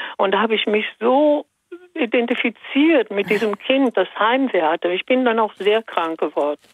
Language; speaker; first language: German; early bilingual, other home language; Italian